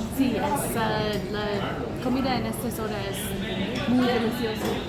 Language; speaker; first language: Spanish; non-native, learner; English